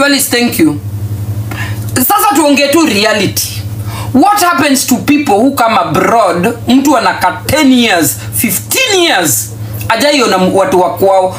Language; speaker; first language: English; non-native, local second language; Luo (Kenya and Tanzania)